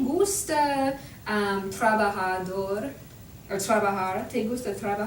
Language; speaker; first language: Spanish; non-native, learner; English